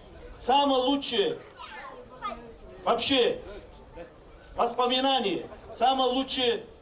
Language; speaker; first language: Russian; non-native, local second language; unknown